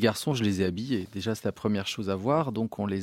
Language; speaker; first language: French; native; French